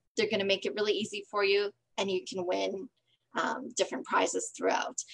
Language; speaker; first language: English; native; English